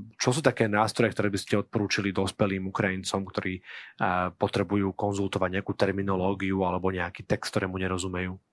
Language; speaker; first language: Slovak; native; Slovak